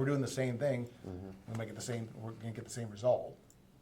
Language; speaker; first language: English; native; English